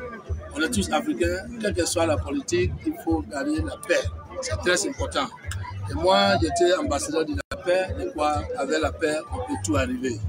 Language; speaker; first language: French; non-native, fluent; English